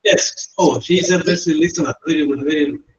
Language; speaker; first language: English; non-native, fluent; Malayalam